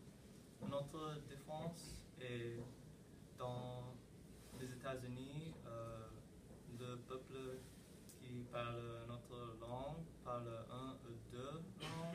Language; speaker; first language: French; non-native, learner; English